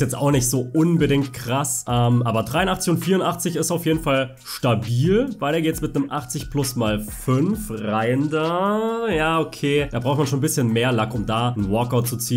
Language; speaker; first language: German; native; German